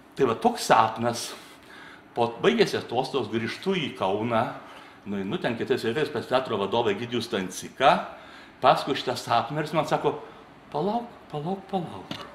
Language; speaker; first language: Lithuanian; native; Lithuanian